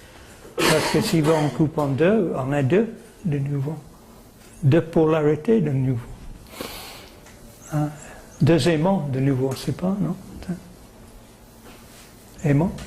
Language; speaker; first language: French; non-native, fluent; English